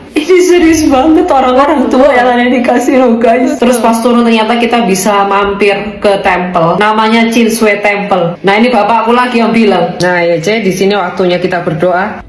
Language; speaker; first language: Indonesian; native; Indonesian